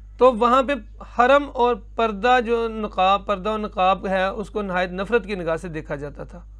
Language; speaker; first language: Urdu; non-native, local second language; Punjabi